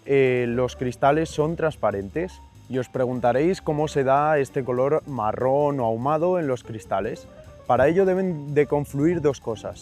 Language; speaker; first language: Spanish; native; Spanish